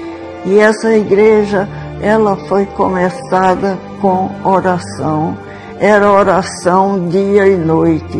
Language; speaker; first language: Portuguese; early bilingual, other home language; Swedish